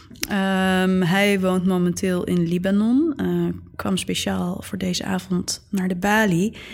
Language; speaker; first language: Dutch; native; Dutch